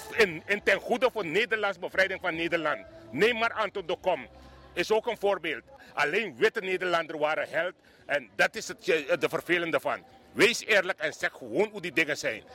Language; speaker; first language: Dutch; non-native, local second language; Sranan Tongo